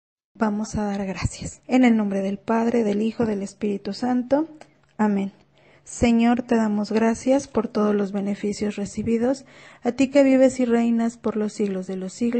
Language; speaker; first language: Spanish; native; Spanish